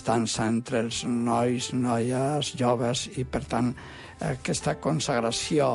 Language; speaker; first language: Catalan; non-native, local second language; Spanish